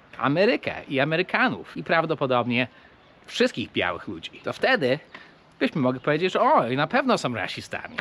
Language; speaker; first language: Polish; early bilingual, heritage; English